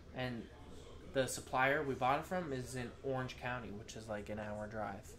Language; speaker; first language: English; native; English